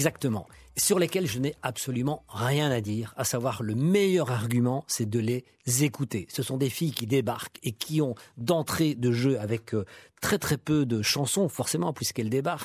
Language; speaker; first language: French; native; French